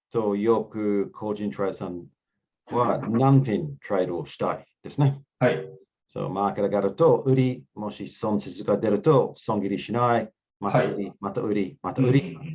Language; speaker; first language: Japanese; non-native, learner; English